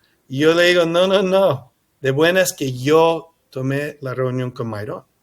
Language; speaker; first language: Spanish; early bilingual, heritage; English